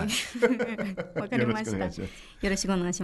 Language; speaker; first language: Japanese; non-native, learner; Chinese